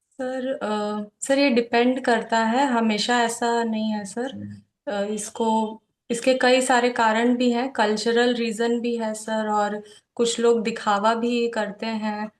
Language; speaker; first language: Hindi; native; Hindi